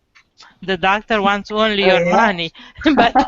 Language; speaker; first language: English; non-native, learner; Romanian